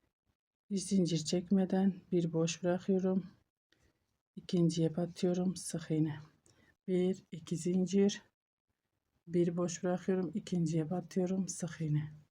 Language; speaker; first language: Turkish; native; Turkish